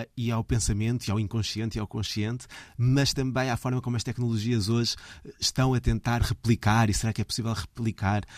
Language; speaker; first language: Portuguese; native; Portuguese